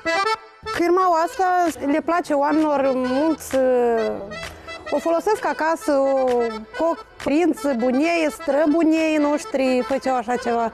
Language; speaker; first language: Romanian; non-native, local second language; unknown